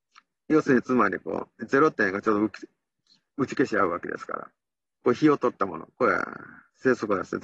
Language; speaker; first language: Japanese; native; Japanese